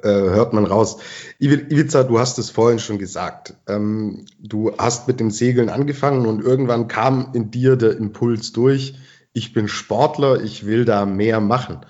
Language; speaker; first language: German; native; German